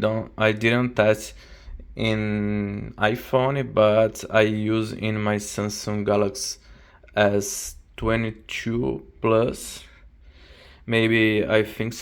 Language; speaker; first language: English; non-native, learner; Portuguese